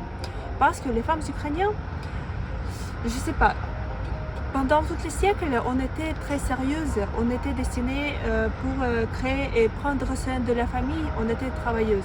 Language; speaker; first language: French; non-native, fluent; Russian